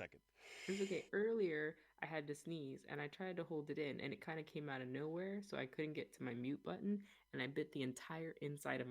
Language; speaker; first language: English; native; English